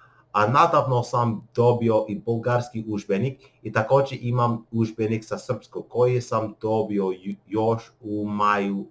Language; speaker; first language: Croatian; non-native, learner; English